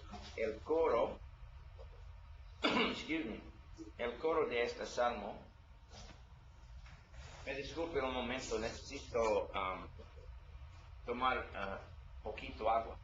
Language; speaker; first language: Spanish; non-native, learner; English